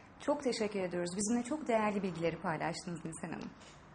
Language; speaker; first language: Turkish; native; Turkish